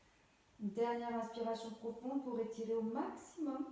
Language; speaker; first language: French; native; French